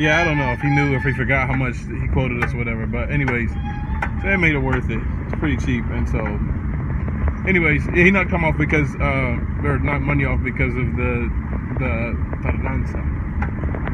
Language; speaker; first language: English; native; English